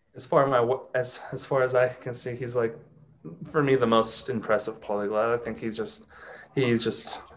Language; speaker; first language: English; native; English